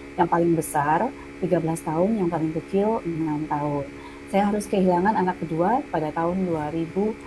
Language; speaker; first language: Indonesian; native; Indonesian